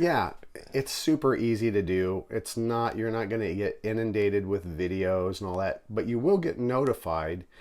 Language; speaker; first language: English; native; English